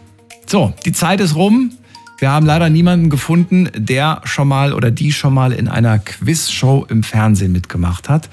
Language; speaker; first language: German; native; German